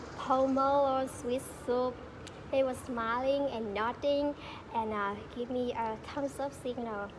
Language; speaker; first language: English; non-native, fluent; Vietnamese